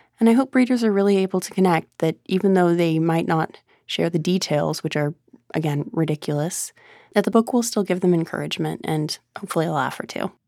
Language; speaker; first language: English; native; English